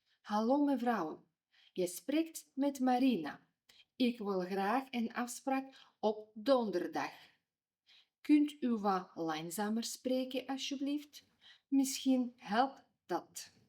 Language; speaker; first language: Dutch; non-native, fluent; Ukrainian